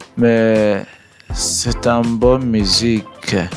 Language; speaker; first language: French; non-native, learner; English